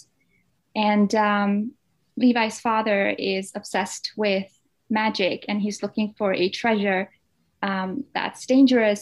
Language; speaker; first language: English; non-native, fluent; Danish